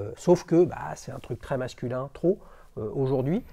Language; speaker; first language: French; native; French